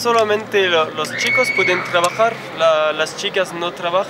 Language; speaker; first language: Spanish; non-native, fluent; French